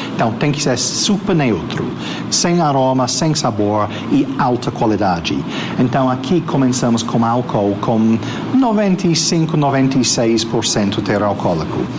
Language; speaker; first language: Portuguese; non-native, fluent; English